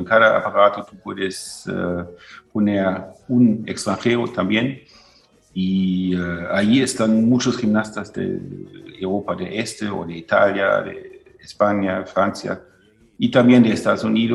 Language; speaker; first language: Spanish; non-native, fluent; German